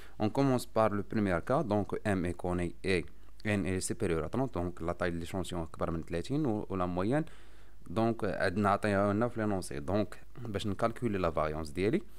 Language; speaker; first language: French; non-native, local second language; Arabic